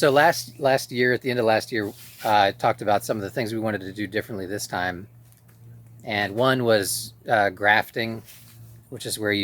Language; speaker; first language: English; native; English